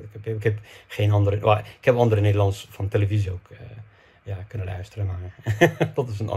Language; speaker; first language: Dutch; non-native, fluent; English